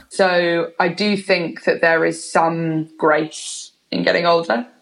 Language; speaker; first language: English; native; English